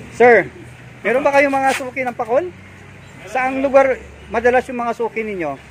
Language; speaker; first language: Filipino; native; Filipino